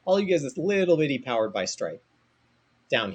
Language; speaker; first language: English; native; English